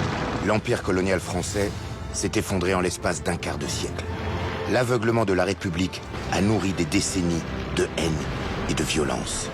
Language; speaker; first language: French; native; French